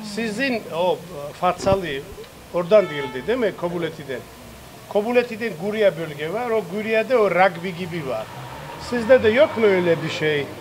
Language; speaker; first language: Turkish; non-native, learner; Georgian